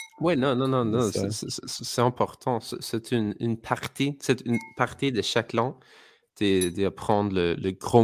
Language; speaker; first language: French; non-native, learner; English